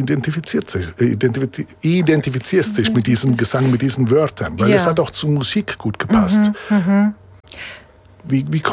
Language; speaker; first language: German; early bilingual, other home language; Italian